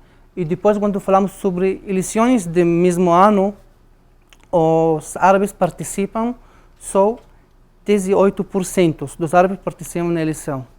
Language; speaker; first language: Portuguese; non-native, learner; Arabic